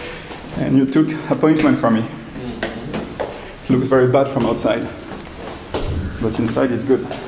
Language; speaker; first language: English; non-native, learner; French